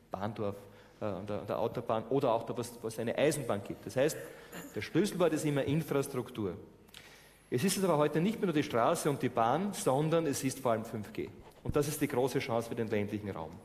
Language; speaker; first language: German; native; German